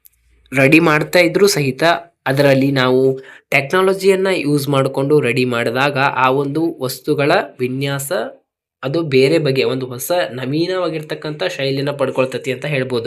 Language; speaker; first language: Kannada; native; Kannada